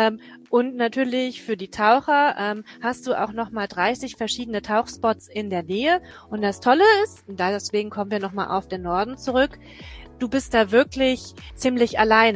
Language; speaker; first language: German; native; German